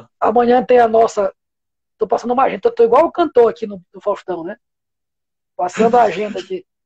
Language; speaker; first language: Portuguese; native; Portuguese